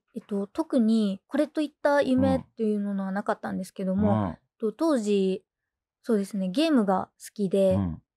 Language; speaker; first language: Japanese; native; Japanese